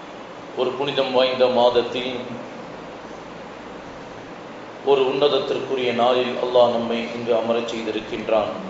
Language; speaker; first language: Tamil; native; Tamil